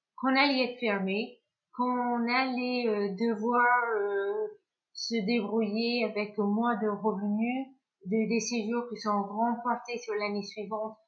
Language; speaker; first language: French; non-native, fluent; English